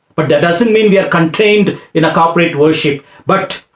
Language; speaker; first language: English; non-native, local second language; Tamil